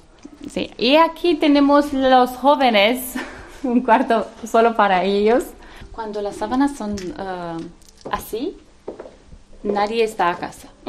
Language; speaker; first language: Spanish; non-native, learner; Romanian